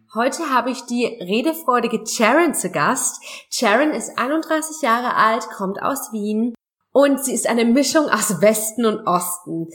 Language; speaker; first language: German; native; German